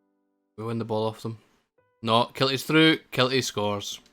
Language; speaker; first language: English; native; English